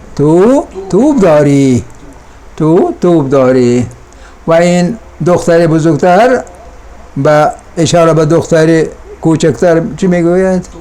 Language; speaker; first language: Persian; non-native, fluent; Urdu